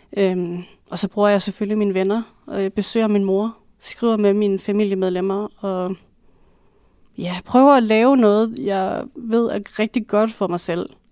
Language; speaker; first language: Danish; native; Danish